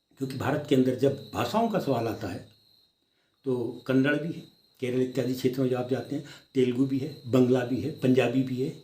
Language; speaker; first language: Hindi; non-native, local second language; Garhwali